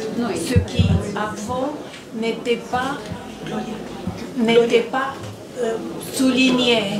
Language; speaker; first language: French; non-native, fluent; Romanian